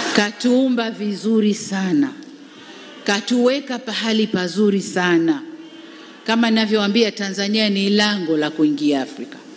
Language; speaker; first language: Swahili; native; Swahili